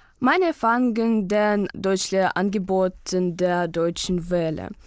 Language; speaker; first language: German; non-native, learner; Russian